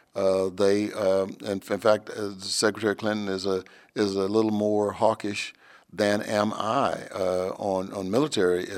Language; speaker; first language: English; native; English